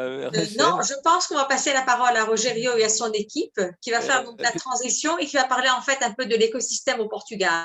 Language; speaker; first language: French; native; French